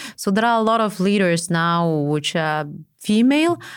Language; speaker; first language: English; non-native, fluent; Lithuanian